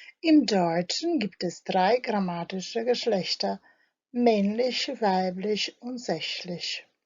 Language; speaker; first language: German; non-native, fluent; Croatian